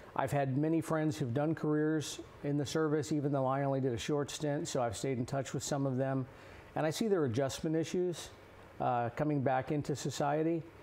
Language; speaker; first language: English; native; English